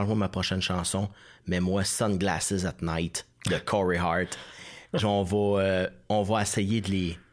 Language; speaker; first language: French; native; French